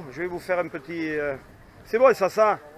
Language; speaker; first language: French; native; French